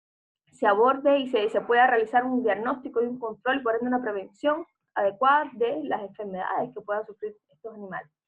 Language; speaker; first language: Spanish; native; Spanish